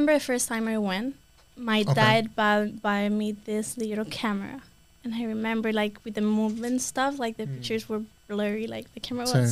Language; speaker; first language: English; non-native, fluent; Spanish